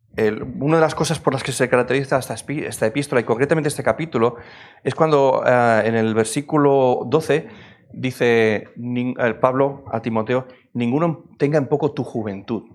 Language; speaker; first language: Spanish; native; Spanish